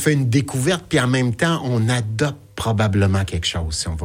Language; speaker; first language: French; native; French